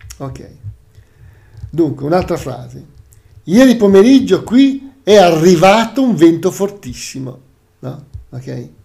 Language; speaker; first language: Italian; native; Italian